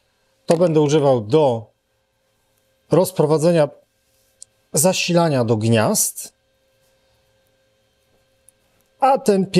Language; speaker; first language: Polish; native; Polish